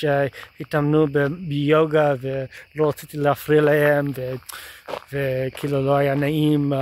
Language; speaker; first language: Hebrew; non-native, fluent; English